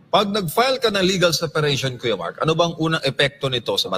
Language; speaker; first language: Filipino; native; Filipino